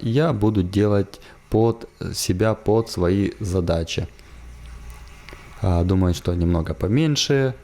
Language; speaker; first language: Russian; native; Russian